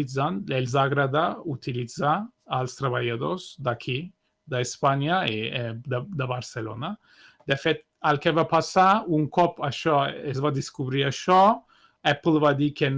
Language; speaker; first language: Catalan; non-native, fluent; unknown